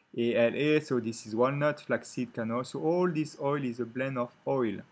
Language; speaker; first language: English; non-native, fluent; French